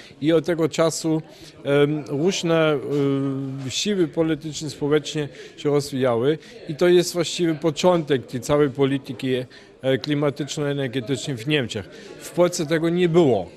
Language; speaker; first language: Polish; non-native, fluent; German